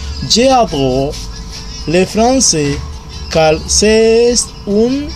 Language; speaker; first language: French; non-native, learner; Spanish